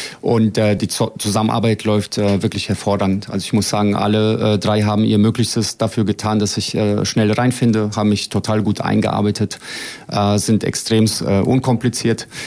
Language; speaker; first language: German; early bilingual, other home language; Bosnian